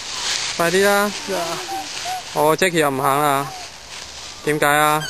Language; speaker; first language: Cantonese; native; Cantonese